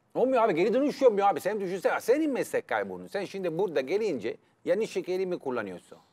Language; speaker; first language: Turkish; non-native, fluent; Italian